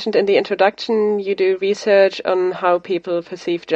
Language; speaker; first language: English; non-native, fluent; German